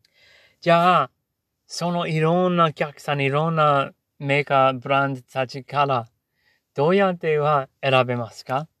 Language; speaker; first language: Japanese; non-native, learner; English